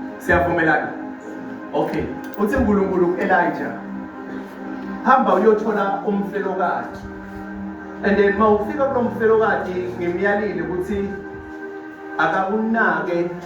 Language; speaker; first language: Zulu; non-native, local second language; Swati